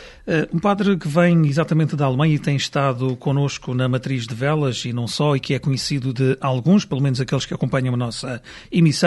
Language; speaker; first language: Portuguese; native; Portuguese